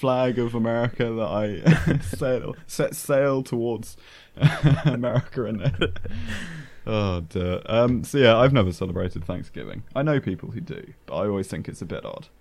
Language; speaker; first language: English; native; English